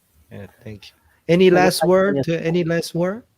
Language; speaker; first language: English; non-native, fluent; Korean